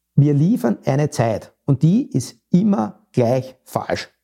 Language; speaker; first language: German; native; German